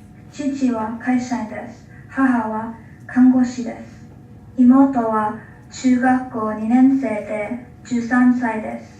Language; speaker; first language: Japanese; non-native, learner; English